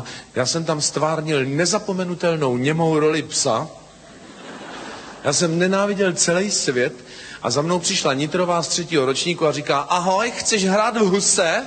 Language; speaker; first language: Czech; native; Czech